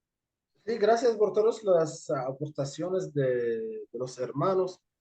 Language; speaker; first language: Spanish; non-native, fluent; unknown